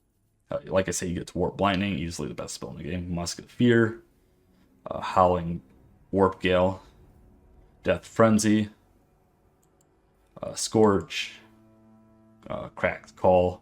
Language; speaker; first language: English; native; English